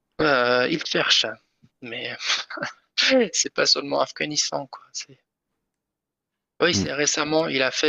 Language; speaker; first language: French; non-native, learner; Persian